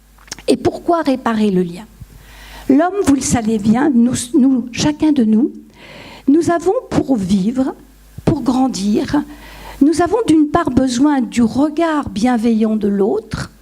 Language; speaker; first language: French; native; French